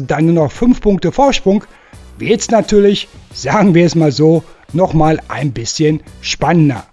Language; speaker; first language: German; native; German